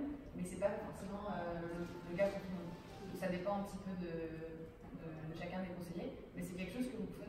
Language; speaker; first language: French; non-native, fluent; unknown